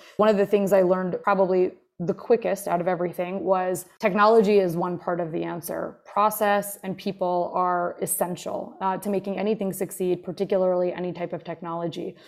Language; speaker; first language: English; native; English